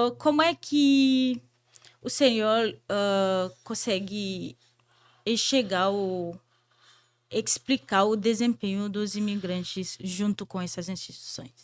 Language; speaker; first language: Portuguese; non-native, fluent; Haitian Creole